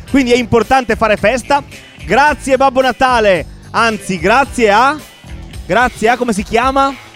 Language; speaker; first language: Italian; native; Italian